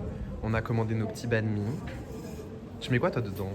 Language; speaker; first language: French; native; French